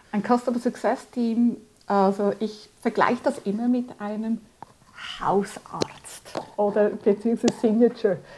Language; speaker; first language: German; early bilingual, other home language; Spanish